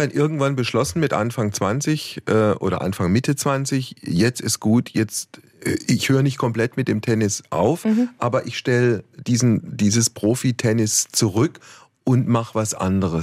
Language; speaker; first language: German; native; German